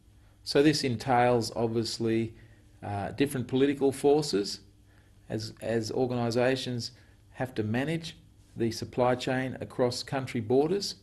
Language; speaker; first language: English; native; English